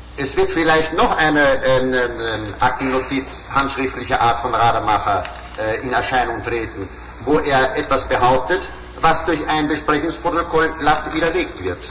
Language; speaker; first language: German; native; German